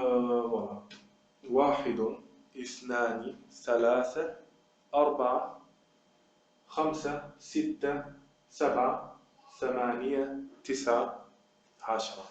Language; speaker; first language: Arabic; non-native, fluent; French